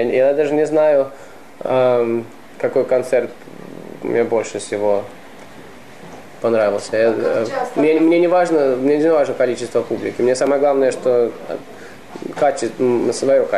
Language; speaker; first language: Russian; early bilingual, heritage; Russian